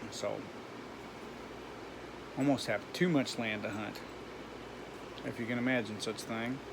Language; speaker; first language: English; native; English